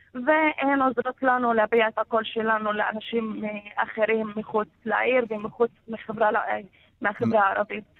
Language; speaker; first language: Hebrew; non-native, local second language; Arabic